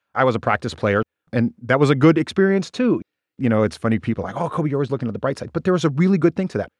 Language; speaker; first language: English; native; English